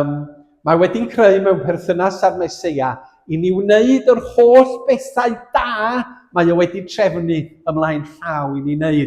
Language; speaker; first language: Welsh; native; Welsh